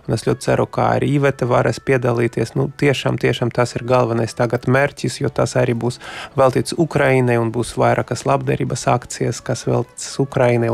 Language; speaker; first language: Latvian; non-native, local second language; Russian